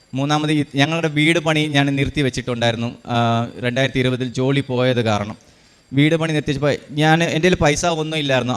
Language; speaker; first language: Malayalam; early bilingual, heritage; Malayalam